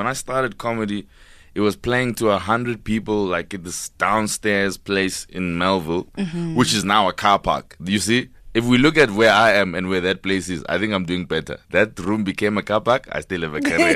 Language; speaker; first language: English; non-native, local second language; Zulu